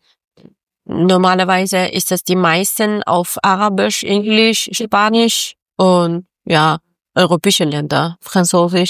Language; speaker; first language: German; non-native, learner; Persian